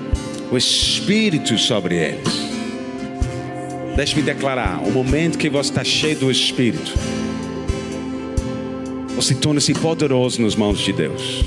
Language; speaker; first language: Portuguese; non-native, learner; English